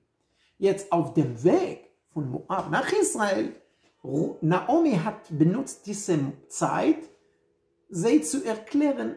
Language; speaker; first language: German; non-native, fluent; Hebrew